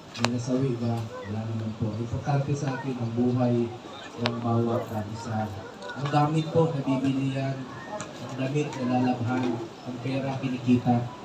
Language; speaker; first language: Filipino; non-native, local second language; Cebuano